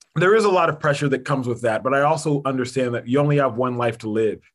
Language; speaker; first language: English; early bilingual, other home language; Yoruba